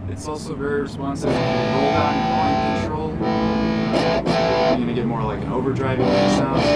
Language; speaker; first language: English; native; English